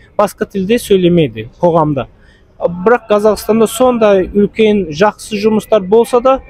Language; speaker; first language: Kazakh; early bilingual, heritage; Azerbaijani